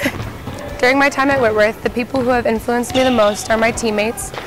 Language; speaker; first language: English; native; English